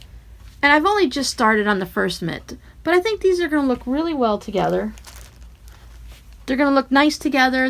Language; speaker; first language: English; native; English